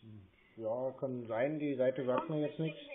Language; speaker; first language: German; native; German